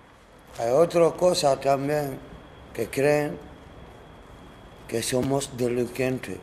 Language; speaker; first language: Spanish; non-native, learner; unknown